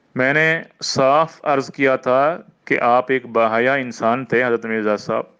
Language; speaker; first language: Urdu; non-native, fluent; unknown